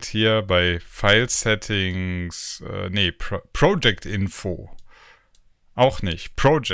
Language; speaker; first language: German; native; German